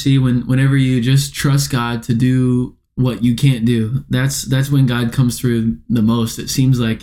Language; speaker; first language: English; native; English